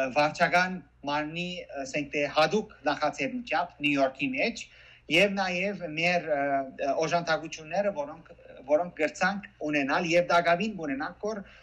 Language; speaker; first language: Armenian; early bilingual, heritage; Armenian